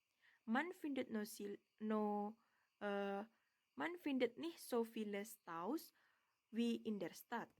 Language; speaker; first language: German; non-native, learner; Indonesian